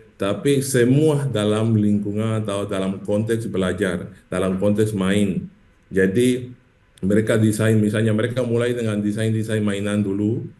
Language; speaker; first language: Indonesian; non-native, fluent; English